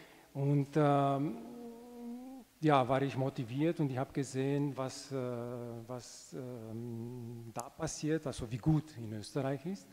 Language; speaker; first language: German; non-native, fluent; Romanian